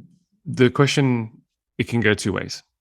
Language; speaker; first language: English; native; English